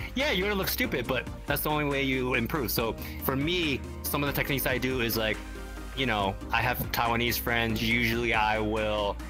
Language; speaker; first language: English; native; English